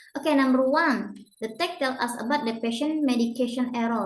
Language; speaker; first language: English; non-native, learner; Indonesian